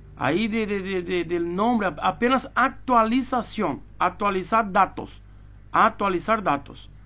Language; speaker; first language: Spanish; non-native, fluent; Portuguese